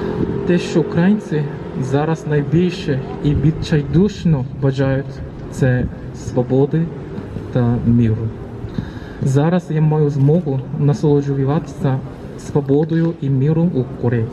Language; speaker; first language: Ukrainian; non-native, learner; Korean